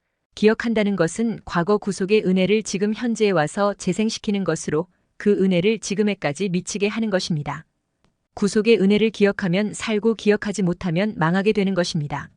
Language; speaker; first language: Korean; native; Korean